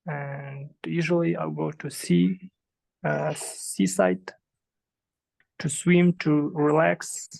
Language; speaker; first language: English; non-native, fluent; Kazakh